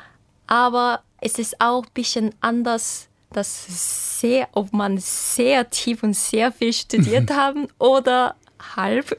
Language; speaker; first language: German; non-native, fluent; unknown